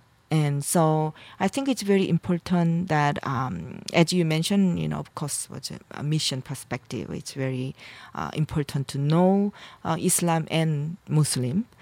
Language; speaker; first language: English; non-native, fluent; Korean